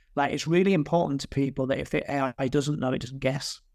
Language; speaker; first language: English; native; English